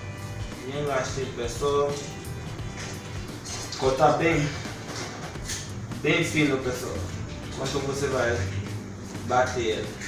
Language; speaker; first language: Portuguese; non-native, learner; Haitian Creole